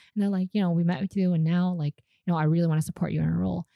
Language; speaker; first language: English; non-native, fluent; Vietnamese